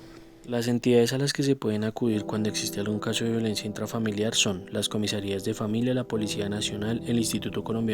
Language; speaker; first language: Spanish; native; Spanish